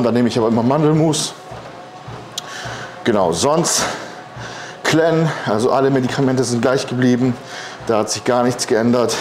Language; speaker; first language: German; native; German